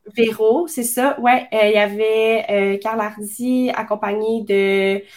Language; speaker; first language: French; native; French